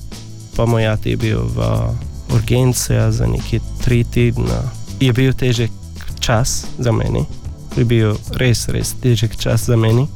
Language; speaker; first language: Slovenian; non-native, learner; Arabic